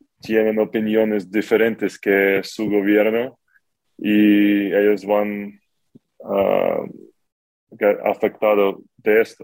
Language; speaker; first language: Spanish; non-native, learner; Ukrainian